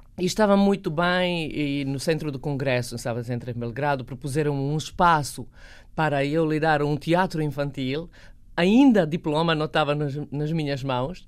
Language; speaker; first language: Portuguese; non-native, fluent; Serbian